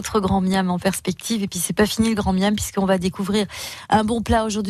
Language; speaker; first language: French; native; French